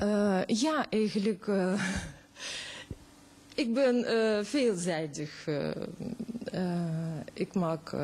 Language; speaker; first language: Dutch; non-native, fluent; Russian